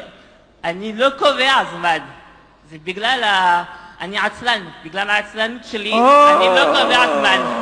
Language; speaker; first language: Hebrew; non-native, learner; French